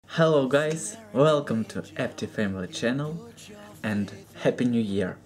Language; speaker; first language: English; non-native, learner; Russian